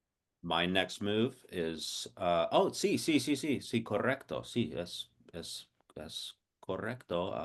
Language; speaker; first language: Spanish; non-native, fluent; English